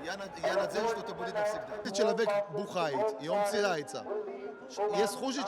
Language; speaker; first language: Russian; non-native, learner; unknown